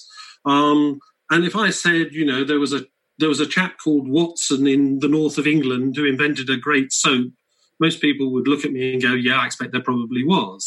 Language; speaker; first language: English; native; English